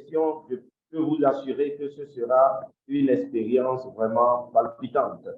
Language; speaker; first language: French; non-native, local second language; Yoruba